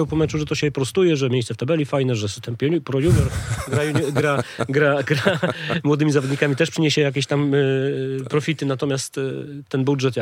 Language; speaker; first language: Polish; native; Polish